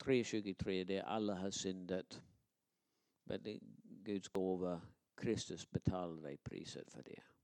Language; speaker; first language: Swedish; non-native, fluent; English